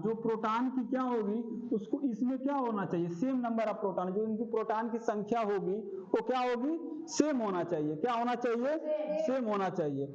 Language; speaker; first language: Hindi; native; Hindi